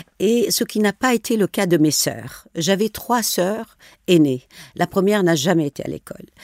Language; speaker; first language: French; non-native, local second language; Arabic